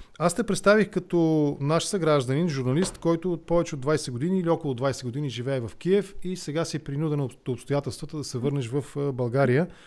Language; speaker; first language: Bulgarian; native; Bulgarian